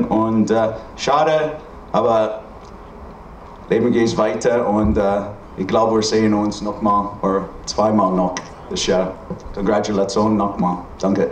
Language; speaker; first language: German; non-native, learner; English